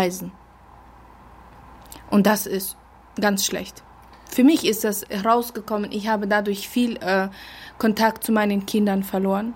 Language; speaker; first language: German; early bilingual, heritage; German